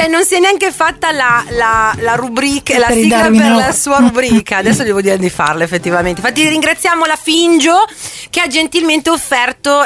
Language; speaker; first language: Italian; native; Italian